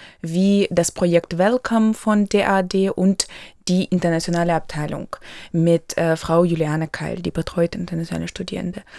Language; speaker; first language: German; non-native, local second language; Ukrainian